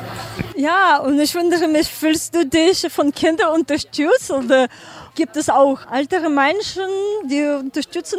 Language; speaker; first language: German; non-native, learner; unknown